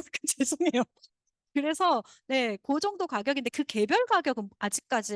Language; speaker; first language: Korean; native; Korean